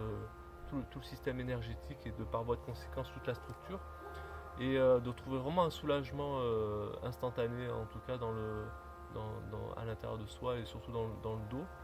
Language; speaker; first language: French; native; French